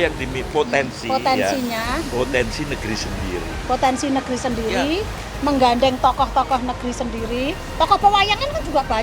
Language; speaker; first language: Indonesian; native; Indonesian